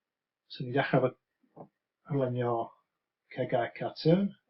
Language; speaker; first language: Welsh; non-native, local second language; English